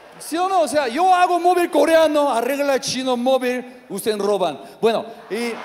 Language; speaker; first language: Spanish; non-native, learner; Korean